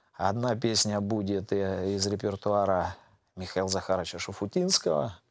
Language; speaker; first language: Russian; native; Russian